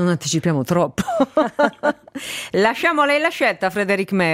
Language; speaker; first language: Italian; native; Italian